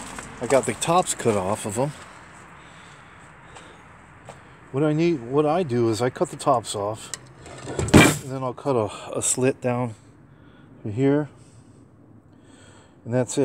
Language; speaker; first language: English; native; English